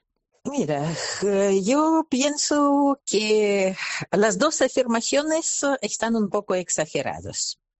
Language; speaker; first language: Spanish; non-native, fluent; Russian